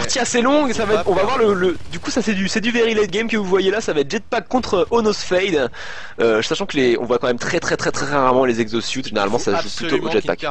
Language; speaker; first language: French; native; French